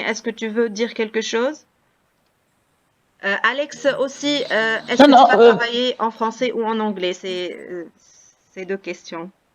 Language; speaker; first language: French; non-native, local second language; Arabic